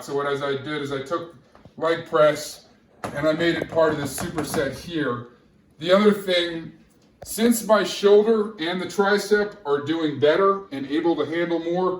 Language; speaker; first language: English; native; English